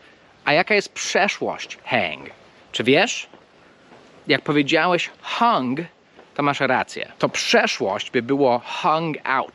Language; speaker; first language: Polish; non-native, fluent; English